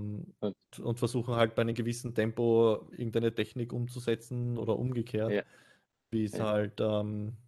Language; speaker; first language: German; native; German